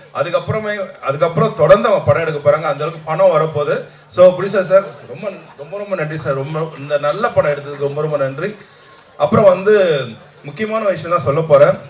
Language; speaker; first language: Tamil; native; Tamil